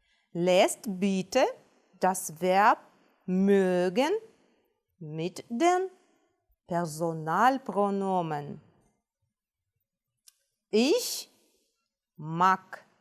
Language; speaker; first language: German; non-native, fluent; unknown